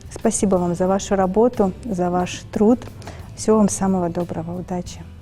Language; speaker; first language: Russian; non-native, local second language; Ingush